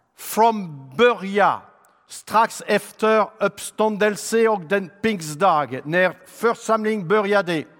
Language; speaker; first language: Swedish; non-native, fluent; French